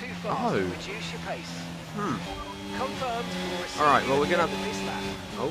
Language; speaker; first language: English; native; English